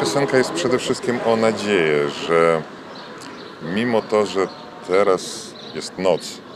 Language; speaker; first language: Polish; non-native, fluent; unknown